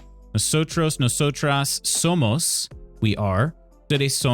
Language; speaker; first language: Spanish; non-native, learner; English